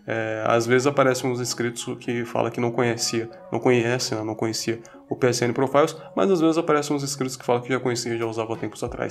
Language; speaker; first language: Portuguese; native; Portuguese